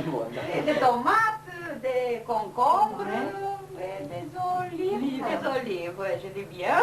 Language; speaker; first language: French; non-native, fluent; Romanian